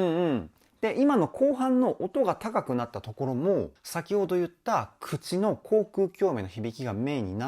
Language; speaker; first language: Japanese; native; Japanese